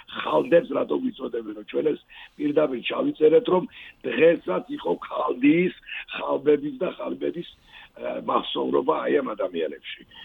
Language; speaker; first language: Georgian; non-native, local second language; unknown